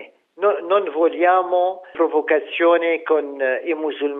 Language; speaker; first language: Italian; non-native, fluent; Arabic